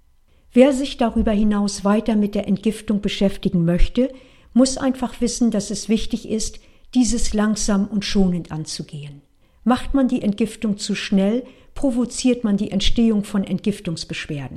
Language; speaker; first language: German; native; German